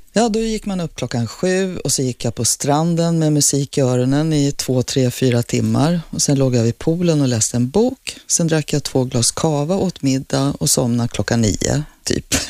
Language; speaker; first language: Swedish; native; Swedish